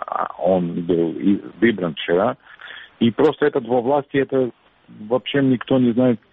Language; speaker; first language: Russian; non-native, learner; Macedonian